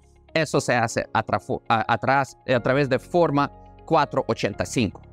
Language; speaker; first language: Spanish; non-native, fluent; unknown